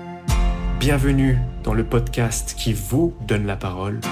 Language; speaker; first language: French; native; French